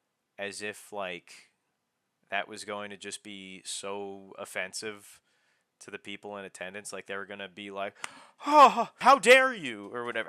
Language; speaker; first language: English; native; English